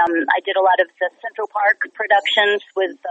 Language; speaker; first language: English; native; English